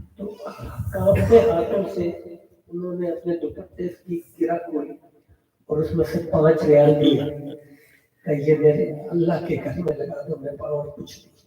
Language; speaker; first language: Urdu; non-native, local second language; Pashto